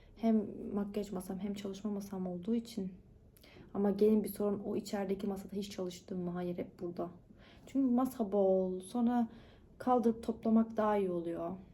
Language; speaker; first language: Turkish; early bilingual, heritage; Turkish